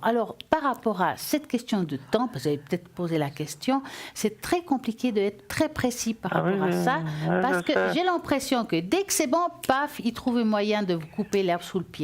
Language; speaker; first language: French; native; French